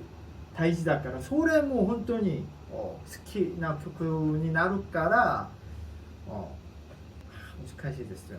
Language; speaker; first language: Japanese; non-native, learner; Korean